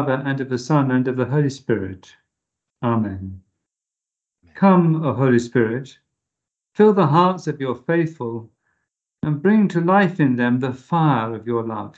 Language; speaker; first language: English; native; English